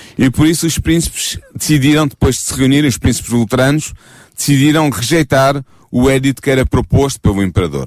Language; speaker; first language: Portuguese; native; Portuguese